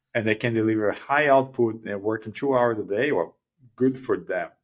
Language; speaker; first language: English; non-native, fluent; Portuguese